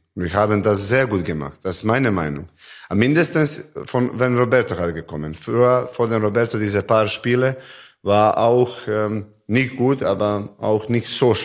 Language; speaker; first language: German; non-native, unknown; Serbian